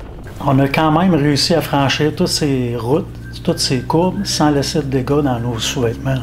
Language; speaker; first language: French; native; French